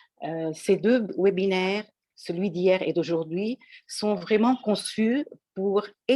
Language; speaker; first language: French; non-native, local second language; Arabic